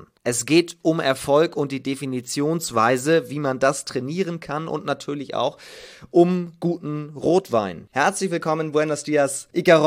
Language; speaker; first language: German; native; German